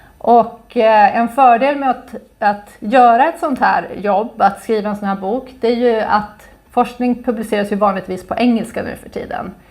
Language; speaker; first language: Swedish; native; Swedish